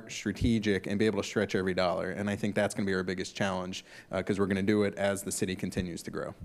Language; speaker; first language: English; native; English